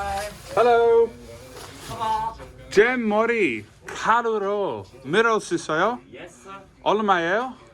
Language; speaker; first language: Korean; non-native, learner; English